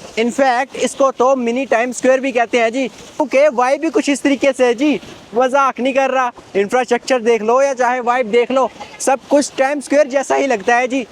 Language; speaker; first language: Urdu; native; Urdu